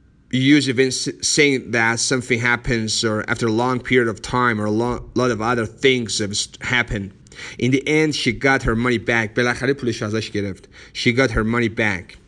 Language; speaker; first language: English; non-native, fluent; Persian